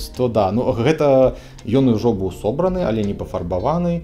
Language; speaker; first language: Belarusian; non-native, local second language; Russian